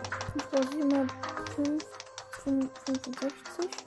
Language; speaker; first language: German; native; German